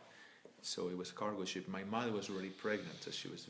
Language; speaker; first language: English; non-native, fluent; Spanish